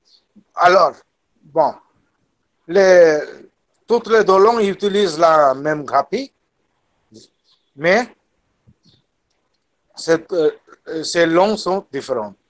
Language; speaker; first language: French; non-native, fluent; Bangla